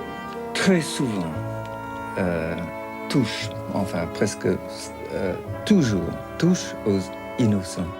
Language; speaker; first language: French; non-native, fluent; English